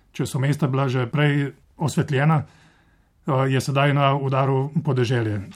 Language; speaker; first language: Slovenian; native; Slovenian